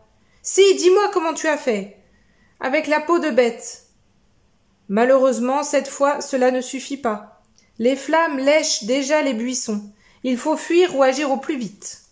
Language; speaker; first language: French; native; French